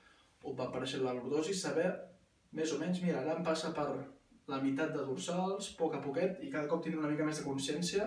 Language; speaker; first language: Catalan; native; Catalan